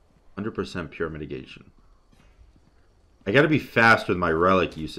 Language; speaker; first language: English; native; English